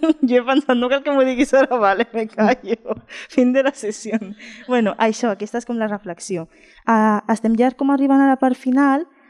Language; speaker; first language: Catalan; non-native, fluent; Spanish